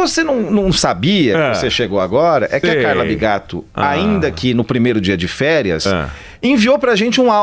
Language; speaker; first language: Portuguese; native; Portuguese